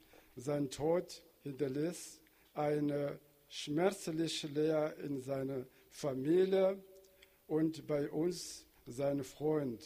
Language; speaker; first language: German; non-native, fluent; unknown